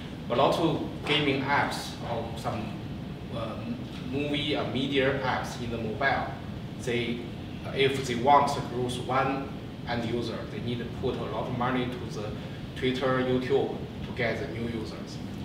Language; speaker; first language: English; non-native, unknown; Chinese